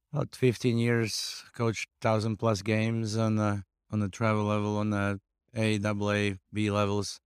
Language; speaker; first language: English; non-native, fluent; Slovak